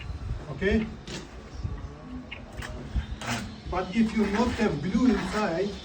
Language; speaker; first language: English; non-native, learner; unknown